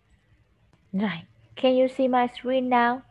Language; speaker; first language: English; non-native, learner; Vietnamese